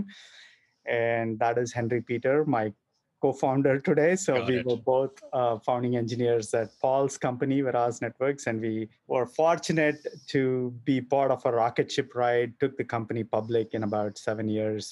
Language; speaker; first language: English; non-native, local second language; Kannada